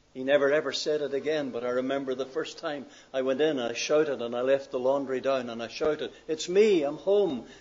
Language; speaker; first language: English; native; English